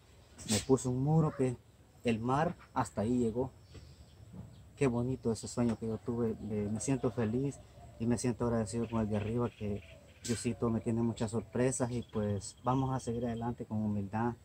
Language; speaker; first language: Spanish; native; Spanish